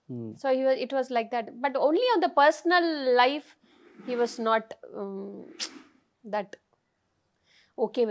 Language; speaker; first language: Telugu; non-native, learner; Tamil